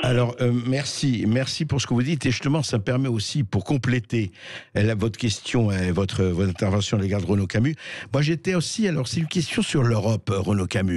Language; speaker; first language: French; native; French